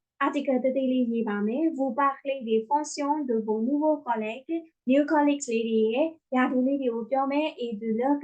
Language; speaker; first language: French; non-native, fluent; Burmese